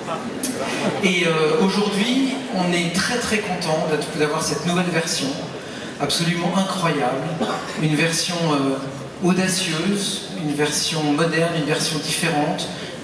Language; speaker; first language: French; native; French